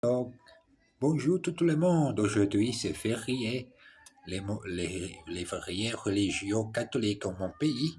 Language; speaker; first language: French; non-native, learner; Portuguese